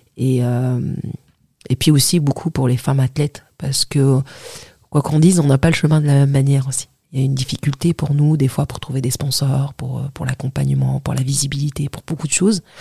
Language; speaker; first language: French; non-native, local second language; Arabic